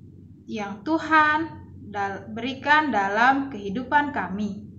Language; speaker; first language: Indonesian; native; Indonesian